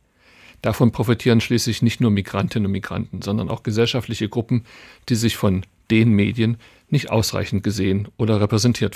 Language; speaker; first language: German; native; German